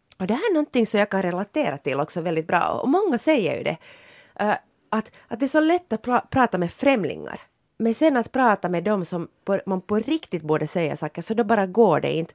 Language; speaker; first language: Swedish; native; Swedish